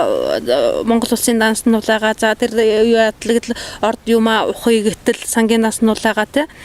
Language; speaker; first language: Mongolian; native; Mongolian